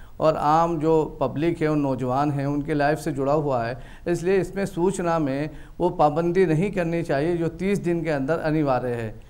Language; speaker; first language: Hindi; native; Hindi